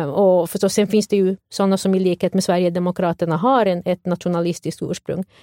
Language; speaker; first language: Swedish; native; Swedish